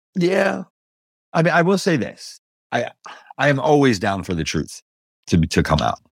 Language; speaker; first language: English; early bilingual, other home language; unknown